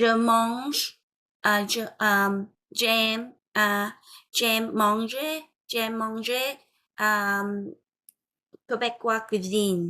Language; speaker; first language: French; non-native, learner; Vietnamese